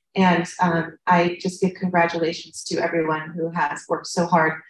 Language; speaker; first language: English; native; English